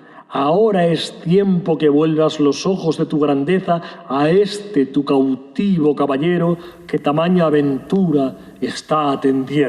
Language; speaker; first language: Spanish; native; Spanish